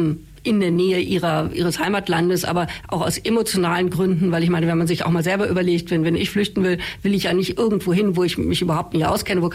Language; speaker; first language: German; native; German